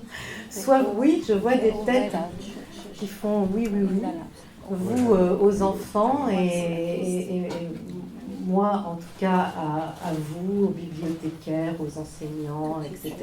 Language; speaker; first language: French; native; French